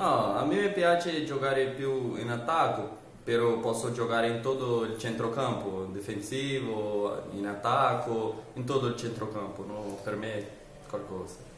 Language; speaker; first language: Italian; non-native, learner; Portuguese